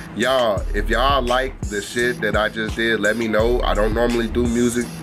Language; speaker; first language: English; native; English